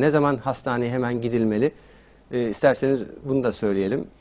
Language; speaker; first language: Turkish; native; Turkish